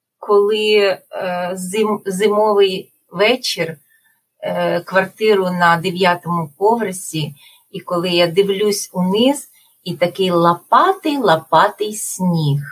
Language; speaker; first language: Ukrainian; native; Ukrainian